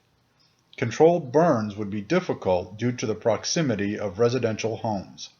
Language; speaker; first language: English; native; English